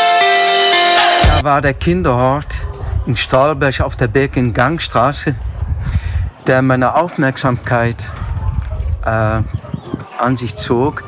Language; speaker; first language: German; native; German